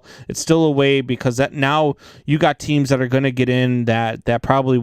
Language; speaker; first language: English; native; English